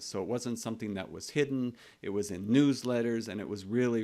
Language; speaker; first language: English; native; English